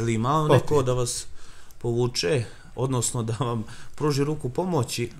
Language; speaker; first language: Croatian; native; Croatian